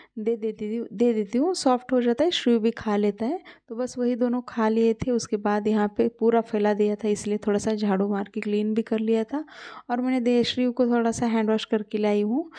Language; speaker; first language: Hindi; non-native, local second language; Marathi